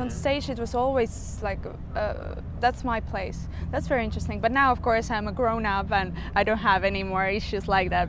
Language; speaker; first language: English; non-native, fluent; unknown